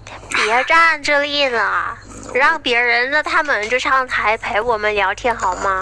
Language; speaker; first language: Chinese; non-native, fluent; Vietnamese